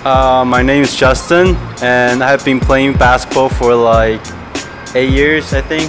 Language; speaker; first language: English; early bilingual, other home language; Chinese